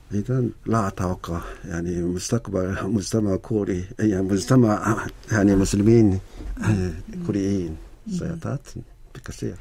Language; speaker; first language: Arabic; non-native, learner; Korean